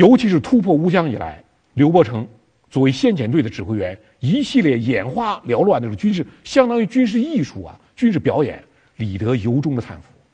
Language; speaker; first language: Chinese; native; Chinese